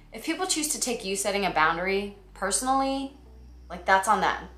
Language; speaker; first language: English; native; English